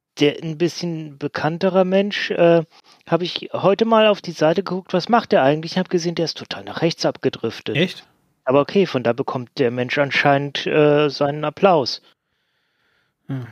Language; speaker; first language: German; native; German